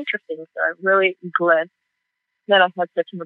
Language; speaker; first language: English; non-native, fluent; Russian